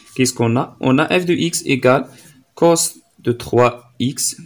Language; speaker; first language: French; non-native, local second language; Arabic